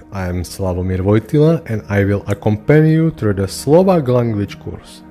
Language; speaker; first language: English; non-native, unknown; Slovak